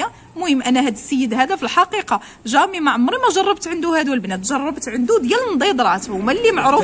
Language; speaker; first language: Arabic; native; Arabic